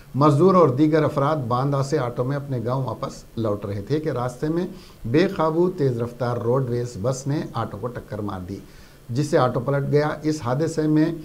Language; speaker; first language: Urdu; native; Urdu